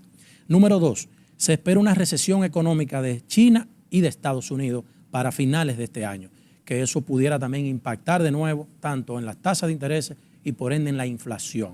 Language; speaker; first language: Spanish; native; Spanish